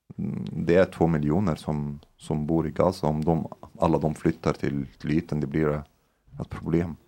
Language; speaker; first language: Swedish; non-native, fluent; Arabic